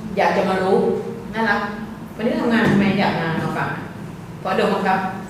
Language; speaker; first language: Thai; native; Thai